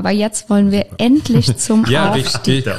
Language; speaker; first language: German; native; German